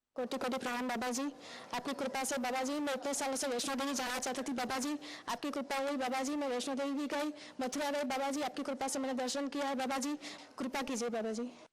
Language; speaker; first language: Hindi; non-native, local second language; Nepali